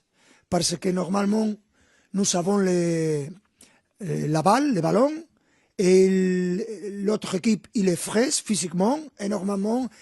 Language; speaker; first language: French; non-native, fluent; Spanish